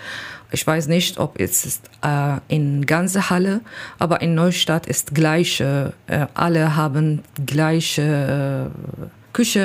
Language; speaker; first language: German; non-native, learner; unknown